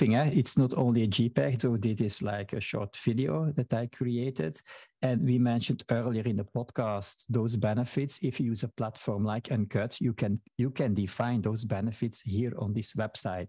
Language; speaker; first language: English; non-native, fluent; Dutch